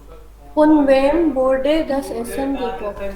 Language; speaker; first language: German; non-native, learner; Hindi